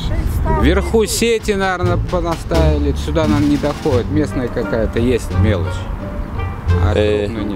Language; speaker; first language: Russian; native; Russian